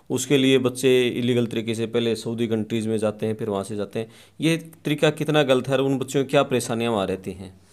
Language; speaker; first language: Hindi; native; Hindi